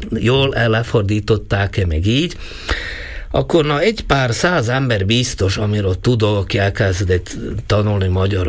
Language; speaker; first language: Hungarian; non-native, local second language; Slovak